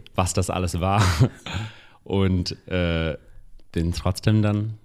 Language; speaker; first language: German; non-native, fluent; English